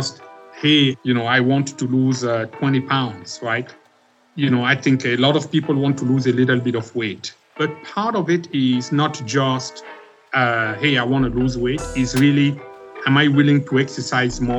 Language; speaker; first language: English; non-native, local second language; French